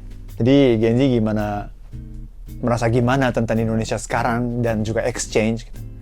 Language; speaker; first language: Indonesian; non-native, fluent; Japanese